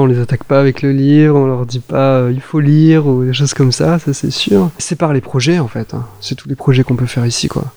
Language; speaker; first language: French; native; French